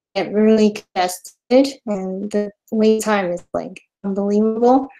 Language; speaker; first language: English; native; English